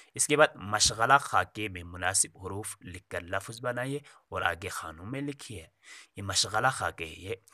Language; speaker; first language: Urdu; native; Urdu